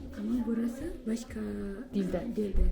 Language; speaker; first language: Turkish; non-native, learner; Malay